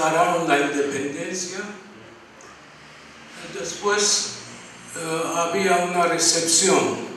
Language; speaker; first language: Spanish; non-native, fluent; Armenian